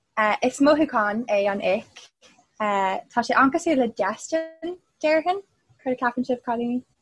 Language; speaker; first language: Irish; non-native, local second language; English